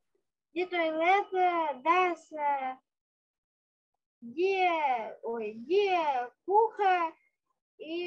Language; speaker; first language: German; non-native, learner; Ukrainian